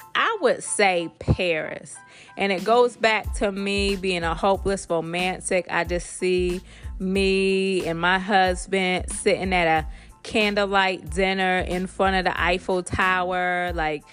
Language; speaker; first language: English; native; English